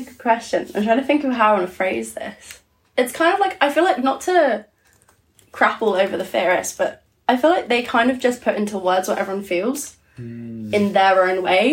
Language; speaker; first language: English; native; English